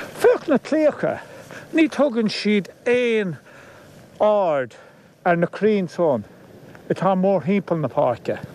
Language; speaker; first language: Irish; native; Irish